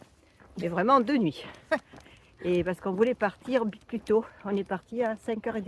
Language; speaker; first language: French; native; French